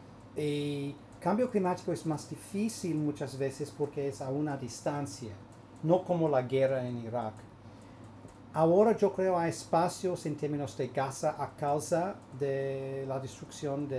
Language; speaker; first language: Spanish; non-native, fluent; English